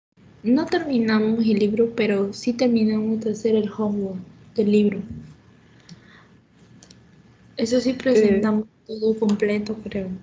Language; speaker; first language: Spanish; native; Spanish